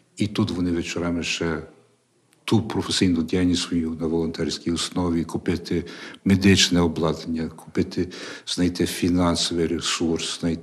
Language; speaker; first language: Ukrainian; early bilingual, heritage; Ukrainian